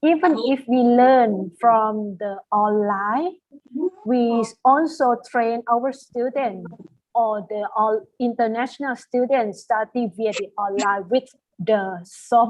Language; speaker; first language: English; non-native, fluent; Thai